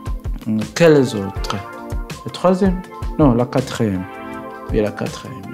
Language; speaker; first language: French; non-native, learner; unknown